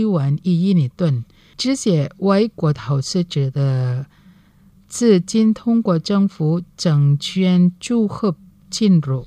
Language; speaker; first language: Chinese; non-native, fluent; Indonesian